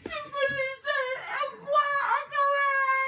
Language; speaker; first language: Arabic; native; Arabic